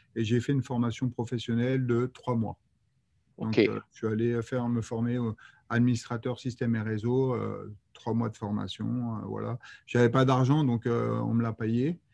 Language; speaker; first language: French; native; French